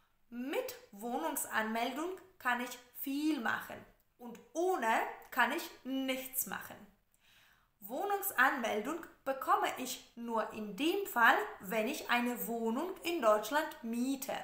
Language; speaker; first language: German; non-native, fluent; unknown